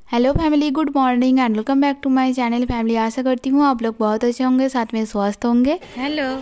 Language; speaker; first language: Hindi; non-native, local second language; Bangla